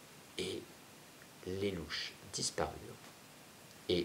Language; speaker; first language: French; native; French